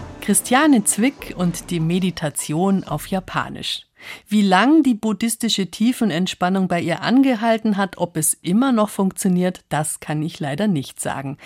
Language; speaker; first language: German; native; German